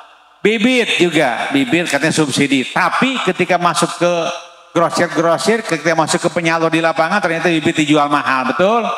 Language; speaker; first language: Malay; non-native, local second language; Sundanese